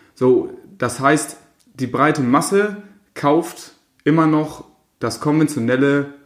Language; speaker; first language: German; native; German